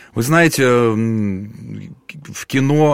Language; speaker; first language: Russian; native; Russian